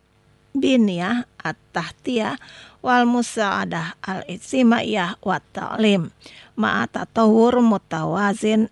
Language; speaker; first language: Arabic; non-native, fluent; Indonesian